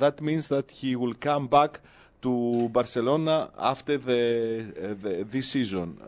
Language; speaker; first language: English; non-native, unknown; Greek